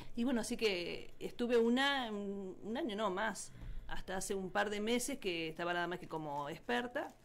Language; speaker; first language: Spanish; native; Spanish